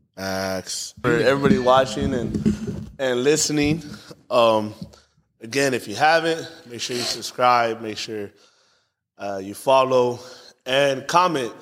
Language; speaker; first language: English; early bilingual, other home language; Spanish